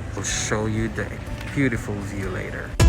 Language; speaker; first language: English; non-native, local second language; Filipino